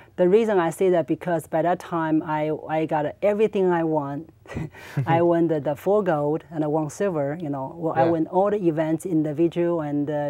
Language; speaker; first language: English; non-native, learner; Chinese